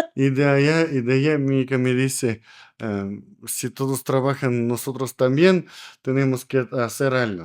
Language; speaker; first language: Spanish; non-native, learner; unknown